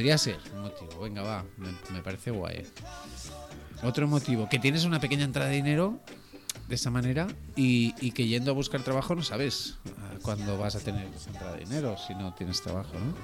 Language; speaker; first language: Spanish; native; Spanish